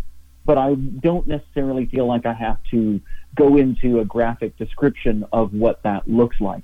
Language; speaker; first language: English; native; English